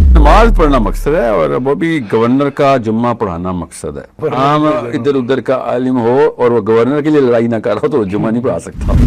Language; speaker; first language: Urdu; early bilingual, heritage; Urdu